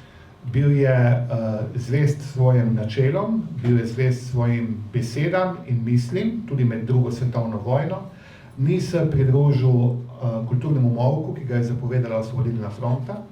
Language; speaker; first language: Slovenian; native; Slovenian